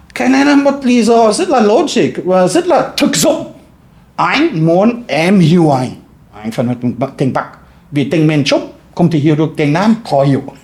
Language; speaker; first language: Vietnamese; non-native, fluent; German